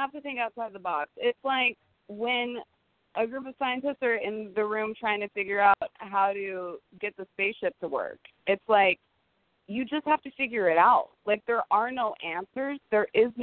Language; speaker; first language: English; native; English